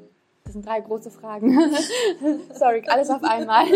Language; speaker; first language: German; early bilingual, other home language; Turkish